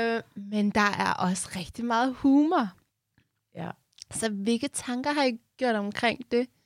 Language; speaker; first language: Danish; early bilingual, other home language; Persian